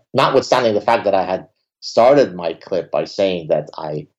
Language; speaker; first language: English; early bilingual, other home language; Arabic